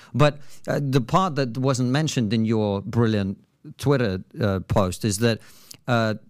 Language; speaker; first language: English; non-native, fluent; Russian